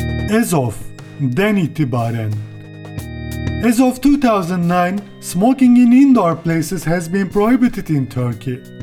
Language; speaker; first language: English; non-native, fluent; Turkish